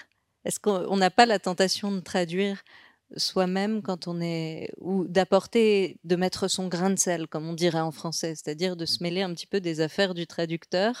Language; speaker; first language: French; native; French